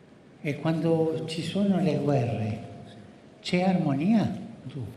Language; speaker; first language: Italian; non-native, fluent; Spanish